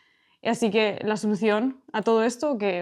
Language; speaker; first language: Spanish; native; Spanish